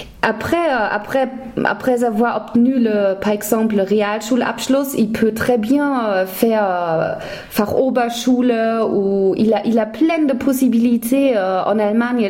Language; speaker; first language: French; non-native, fluent; German